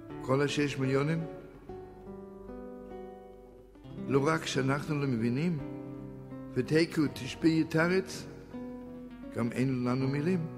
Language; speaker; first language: Hebrew; non-native, fluent; Yiddish